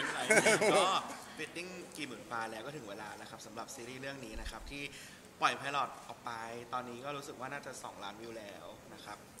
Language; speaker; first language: Thai; native; Thai